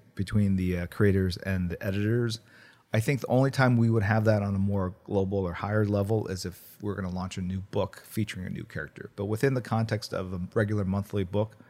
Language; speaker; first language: English; early bilingual, other home language; Korean